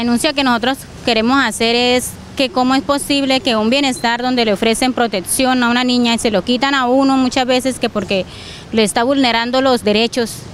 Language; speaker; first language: Spanish; native; Spanish